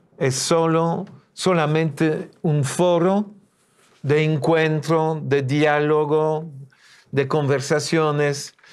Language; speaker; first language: Spanish; non-native, fluent; French